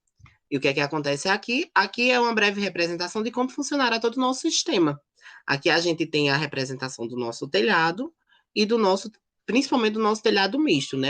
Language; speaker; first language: Portuguese; native; Portuguese